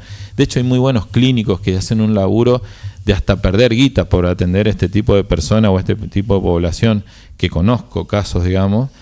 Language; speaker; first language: Spanish; native; Spanish